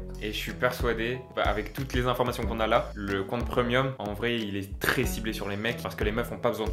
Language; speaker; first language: French; native; French